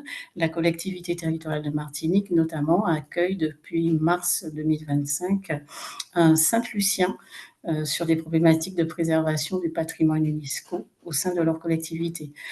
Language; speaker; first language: French; native; French